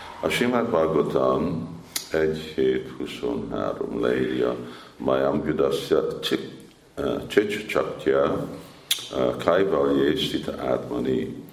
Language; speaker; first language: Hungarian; early bilingual, heritage; Hungarian